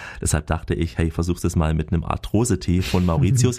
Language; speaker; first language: German; native; German